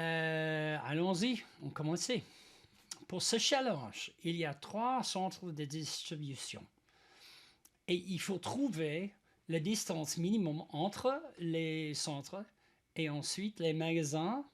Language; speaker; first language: French; non-native, learner; English